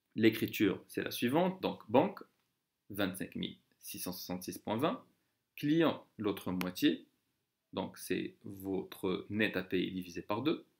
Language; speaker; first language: French; non-native, local second language; Arabic